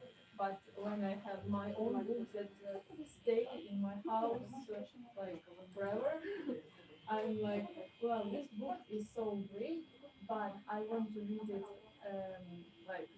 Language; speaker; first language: English; non-native, fluent; Ukrainian